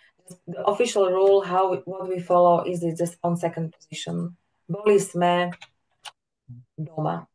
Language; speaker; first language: English; non-native, fluent; Slovak